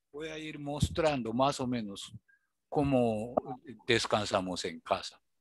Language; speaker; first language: Spanish; non-native, fluent; Japanese